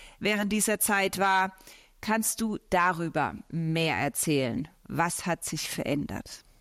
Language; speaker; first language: German; native; German